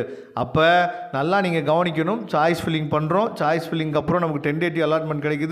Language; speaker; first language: Tamil; native; Tamil